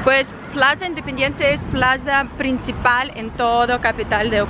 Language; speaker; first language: Spanish; non-native, fluent; Ukrainian